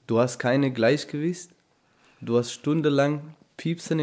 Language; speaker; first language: German; non-native, fluent; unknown